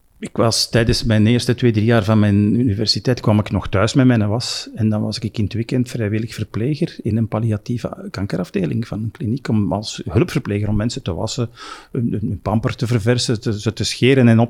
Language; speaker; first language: Dutch; native; Dutch